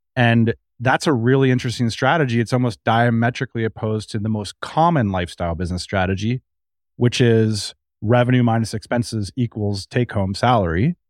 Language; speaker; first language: English; native; English